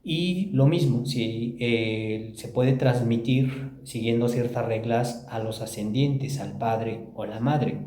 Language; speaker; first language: Spanish; native; Spanish